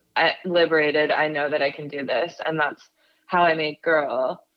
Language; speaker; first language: English; native; English